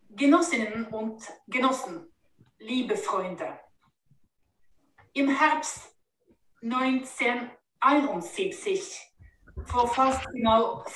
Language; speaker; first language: German; non-native, fluent; Norwegian